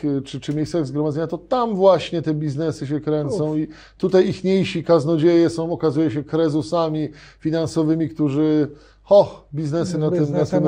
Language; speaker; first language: Polish; native; Polish